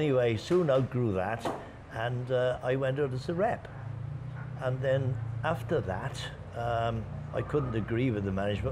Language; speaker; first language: English; native; English